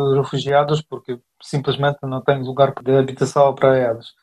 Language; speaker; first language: Portuguese; non-native, fluent; Ukrainian